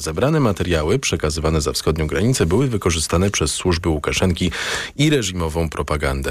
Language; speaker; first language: Polish; native; Polish